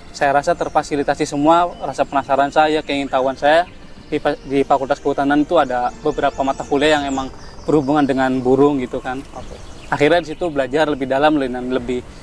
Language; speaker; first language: Indonesian; native; Indonesian